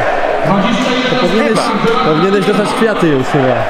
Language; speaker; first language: Polish; native; Polish